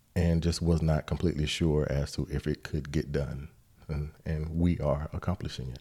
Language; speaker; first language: English; native; English